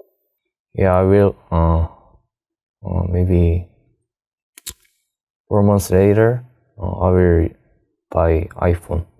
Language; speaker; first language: English; non-native, learner; Korean